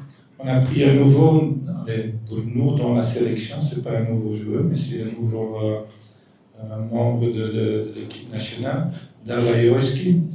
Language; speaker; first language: French; non-native, local second language; Dutch